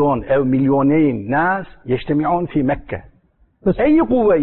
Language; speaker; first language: Arabic; non-native, learner; Turkish